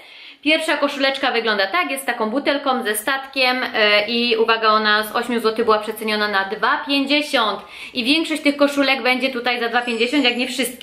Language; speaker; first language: Polish; native; Polish